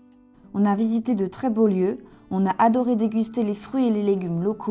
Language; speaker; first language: French; native; French